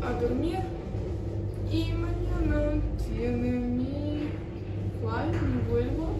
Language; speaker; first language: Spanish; non-native, learner; Russian